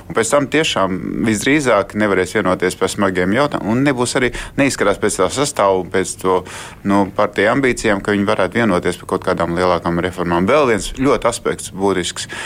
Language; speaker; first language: Latvian; native; Latvian